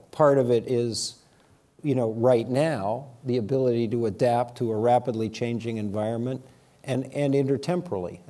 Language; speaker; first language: English; native; English